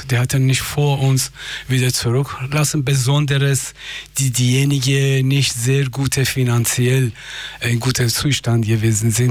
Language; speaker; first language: German; non-native, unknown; Persian